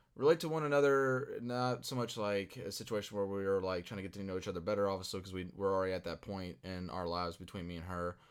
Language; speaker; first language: English; native; English